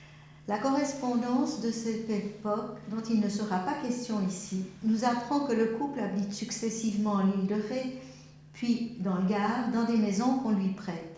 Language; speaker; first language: French; native; French